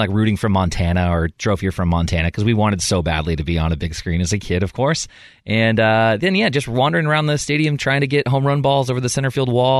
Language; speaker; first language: English; native; English